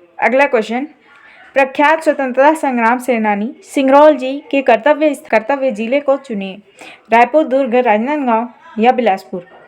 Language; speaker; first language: Hindi; native; Hindi